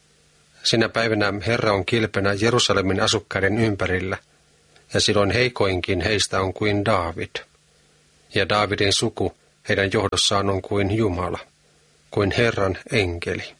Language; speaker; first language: Finnish; native; Finnish